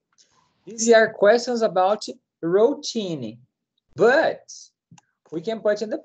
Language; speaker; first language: English; non-native, learner; Portuguese